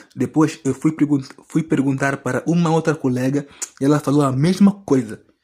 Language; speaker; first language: Portuguese; native; Portuguese